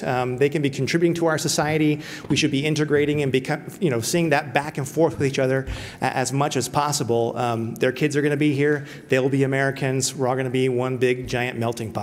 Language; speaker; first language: English; native; English